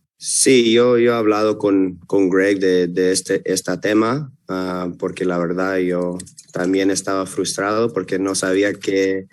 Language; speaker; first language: Spanish; early bilingual, heritage; Spanish